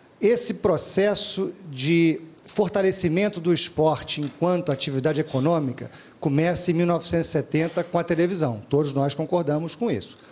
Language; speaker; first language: Portuguese; native; Portuguese